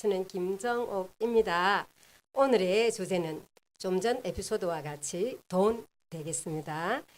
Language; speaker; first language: Korean; native; Korean